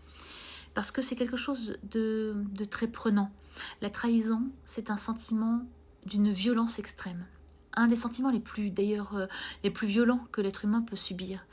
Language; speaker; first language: French; native; French